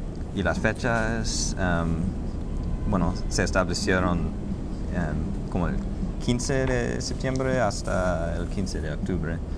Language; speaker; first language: Spanish; non-native, fluent; English